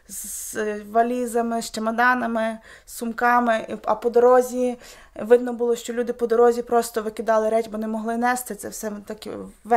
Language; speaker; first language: Polish; non-native, learner; Ukrainian